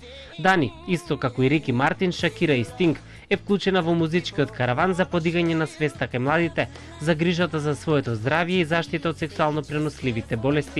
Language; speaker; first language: Macedonian; native; Macedonian